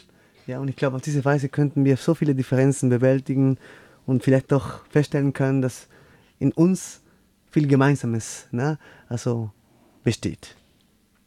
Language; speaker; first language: German; non-native, fluent; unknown